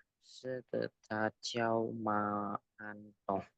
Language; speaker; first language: Chinese; non-native, learner; Indonesian